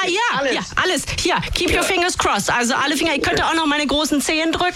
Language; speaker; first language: German; native; German